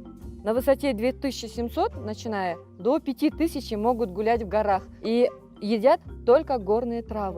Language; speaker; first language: Russian; non-native, local second language; Kyrgyz